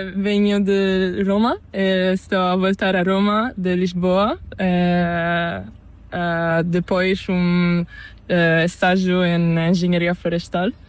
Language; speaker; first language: Spanish; non-native, learner; Italian